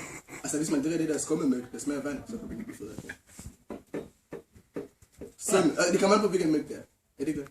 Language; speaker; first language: Danish; native; Danish